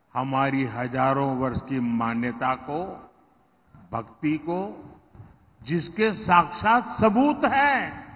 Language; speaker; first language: Hindi; non-native, local second language; Gujarati